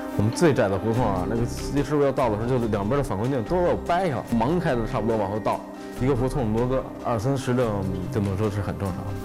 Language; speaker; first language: Chinese; native; Chinese